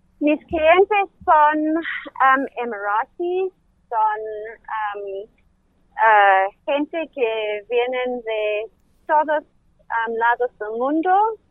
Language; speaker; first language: Spanish; non-native, learner; English